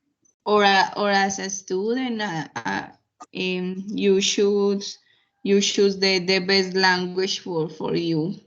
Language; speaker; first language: English; non-native, fluent; Spanish